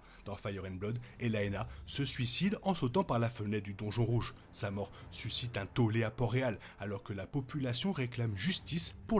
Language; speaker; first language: French; native; French